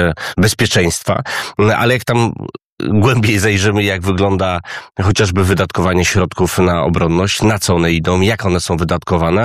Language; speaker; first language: Polish; native; Polish